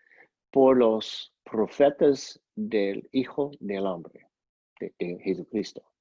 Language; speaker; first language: Spanish; non-native, fluent; English